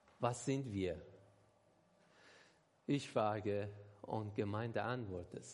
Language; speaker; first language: German; non-native, learner; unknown